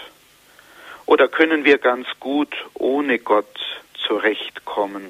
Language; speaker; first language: German; native; German